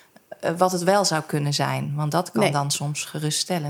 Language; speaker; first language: Dutch; native; Dutch